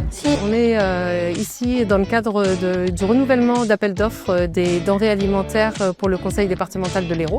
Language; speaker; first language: French; native; French